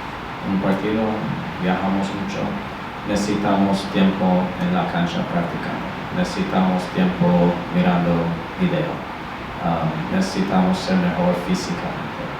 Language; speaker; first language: Spanish; non-native, learner; English